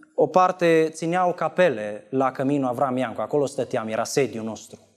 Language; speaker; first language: Romanian; native; Romanian